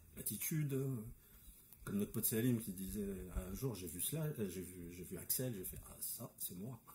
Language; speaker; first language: French; non-native, local second language; Arabic